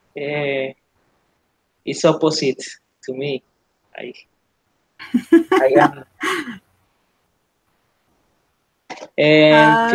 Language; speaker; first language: English; non-native, learner; Spanish